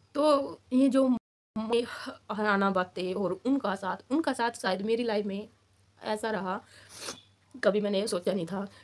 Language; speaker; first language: Hindi; native; Hindi